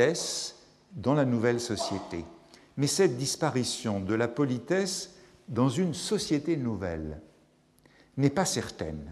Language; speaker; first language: French; native; French